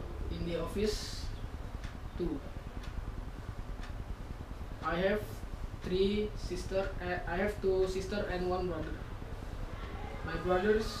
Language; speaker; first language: English; non-native, learner; Indonesian